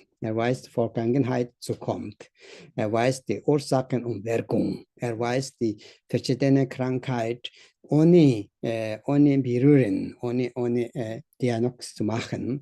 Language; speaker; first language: German; non-native, learner; Tibetan